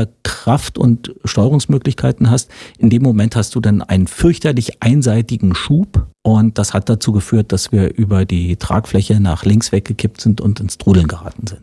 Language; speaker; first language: German; native; German